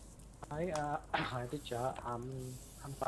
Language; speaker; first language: English; non-native, learner; Vietnamese